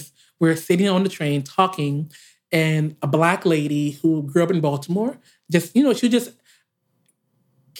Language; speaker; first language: English; native; English